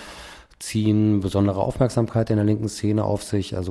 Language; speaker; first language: German; native; German